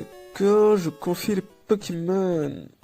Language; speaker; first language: French; native; French